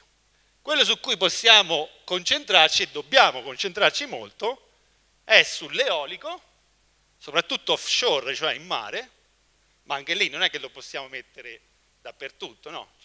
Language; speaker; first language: Italian; native; Italian